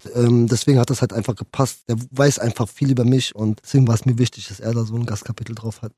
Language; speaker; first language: German; early bilingual, other home language; Kurdish